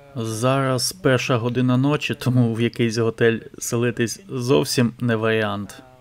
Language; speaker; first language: Ukrainian; non-native, local second language; Russian